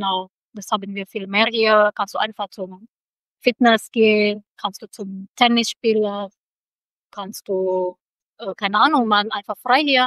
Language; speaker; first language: German; non-native, local second language; Indonesian